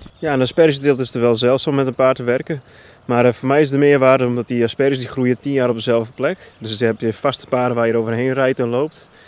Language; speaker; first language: Dutch; non-native, local second language; Western Frisian